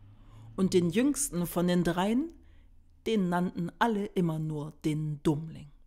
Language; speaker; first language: German; native; German